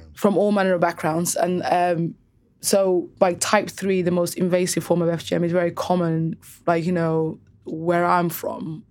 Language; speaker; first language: English; native; English